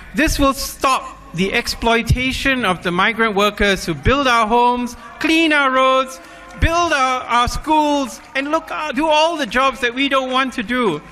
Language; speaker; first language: English; native; English